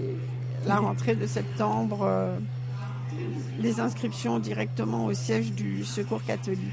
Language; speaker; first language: French; native; French